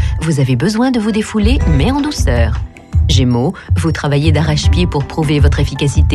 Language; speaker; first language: French; native; French